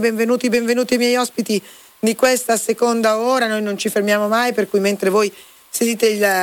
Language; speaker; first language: Italian; native; Italian